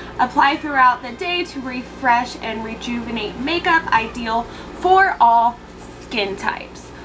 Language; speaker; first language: English; native; English